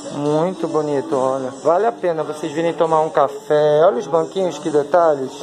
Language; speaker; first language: Portuguese; native; Portuguese